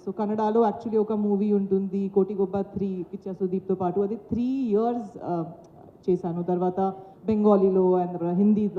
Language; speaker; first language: Telugu; non-native, learner; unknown